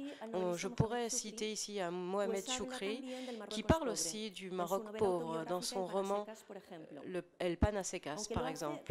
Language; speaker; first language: French; non-native, fluent; Spanish